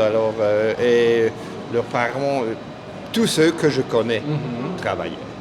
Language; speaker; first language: French; non-native, fluent; German